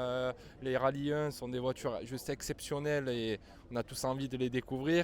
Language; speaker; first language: French; native; French